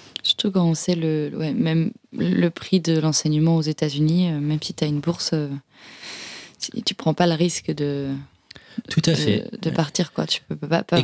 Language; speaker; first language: French; native; French